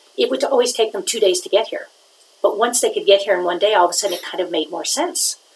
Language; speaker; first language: English; native; English